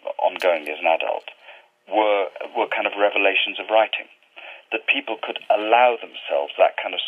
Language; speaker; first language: English; native; English